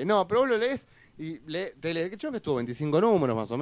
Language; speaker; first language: Spanish; native; Spanish